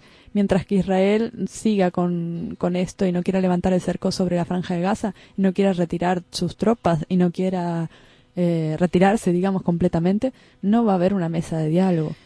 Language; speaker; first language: Spanish; native; Spanish